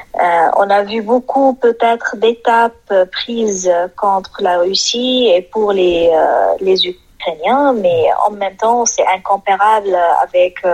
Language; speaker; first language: French; non-native, fluent; Arabic